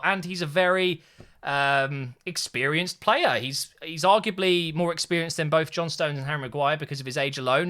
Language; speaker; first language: English; native; English